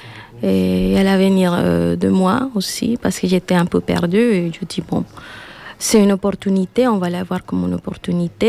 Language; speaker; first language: French; non-native, learner; Spanish